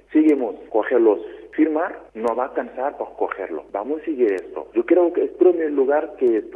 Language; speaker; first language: Spanish; non-native, learner; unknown